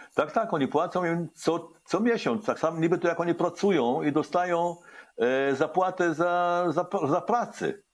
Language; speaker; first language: Polish; early bilingual, heritage; Hebrew